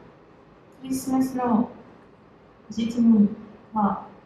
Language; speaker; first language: Japanese; non-native, learner; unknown